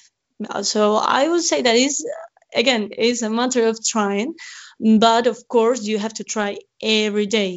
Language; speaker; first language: English; non-native, fluent; Spanish